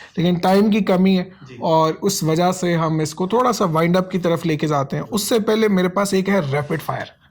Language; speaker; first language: Urdu; native; Urdu